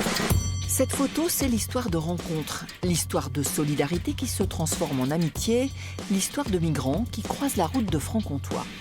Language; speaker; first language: French; native; French